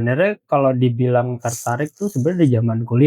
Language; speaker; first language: Indonesian; native; Indonesian